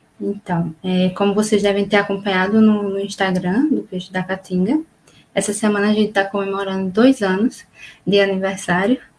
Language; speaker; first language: Portuguese; native; Portuguese